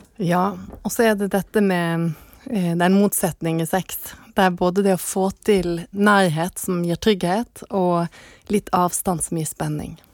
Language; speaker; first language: Norwegian; native; Norwegian